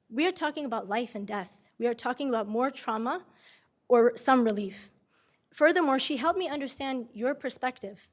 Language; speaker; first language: English; native; English